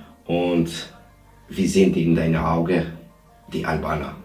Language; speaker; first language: German; non-native, learner; Albanian